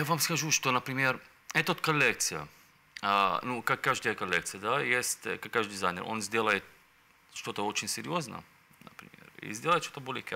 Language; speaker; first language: Russian; non-native, learner; Arabic